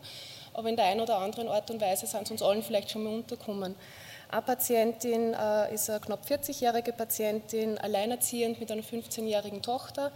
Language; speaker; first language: German; native; German